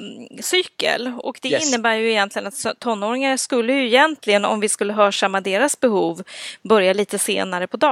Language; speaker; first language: Swedish; native; Swedish